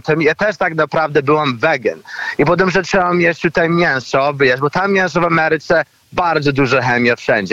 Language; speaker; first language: Polish; early bilingual, heritage; Polish